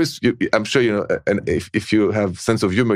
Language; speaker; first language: English; non-native, fluent; French